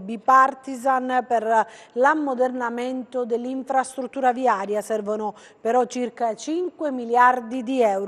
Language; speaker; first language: Italian; native; Italian